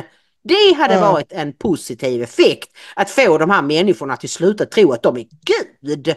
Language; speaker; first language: Swedish; native; Swedish